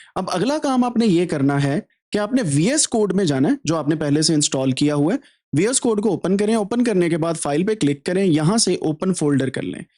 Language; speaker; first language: Urdu; native; Urdu